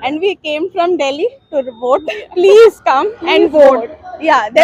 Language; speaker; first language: English; non-native, local second language; Telugu